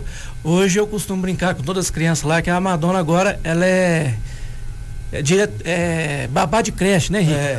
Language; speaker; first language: Portuguese; native; Portuguese